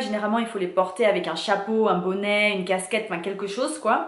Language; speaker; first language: French; native; French